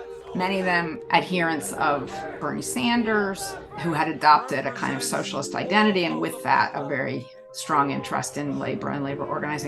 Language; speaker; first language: English; native; English